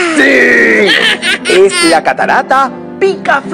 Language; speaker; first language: Spanish; native; Spanish